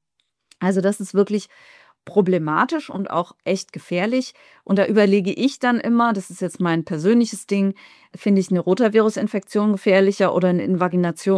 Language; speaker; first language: German; native; German